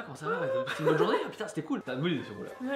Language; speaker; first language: French; native; French